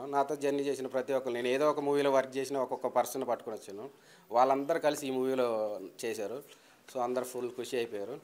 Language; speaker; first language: Telugu; native; Telugu